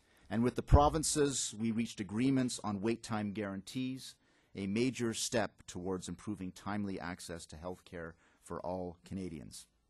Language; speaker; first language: English; native; English